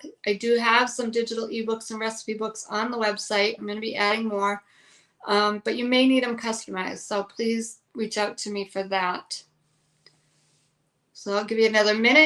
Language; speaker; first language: English; native; English